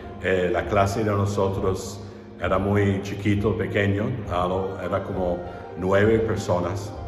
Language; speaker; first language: Spanish; non-native, fluent; English